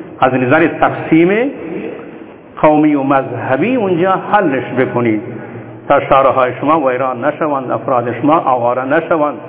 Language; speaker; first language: Persian; non-native, local second language; Baluchi